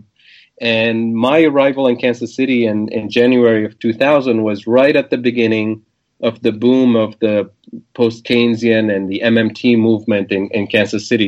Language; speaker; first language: English; non-native, fluent; Arabic